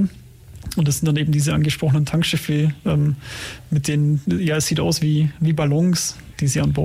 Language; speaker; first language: German; native; German